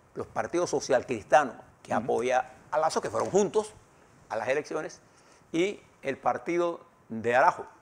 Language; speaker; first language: Spanish; native; Spanish